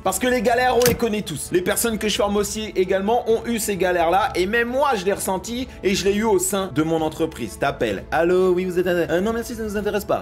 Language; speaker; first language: French; native; French